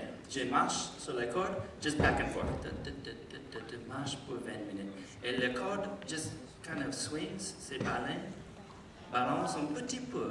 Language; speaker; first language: French; non-native, learner; English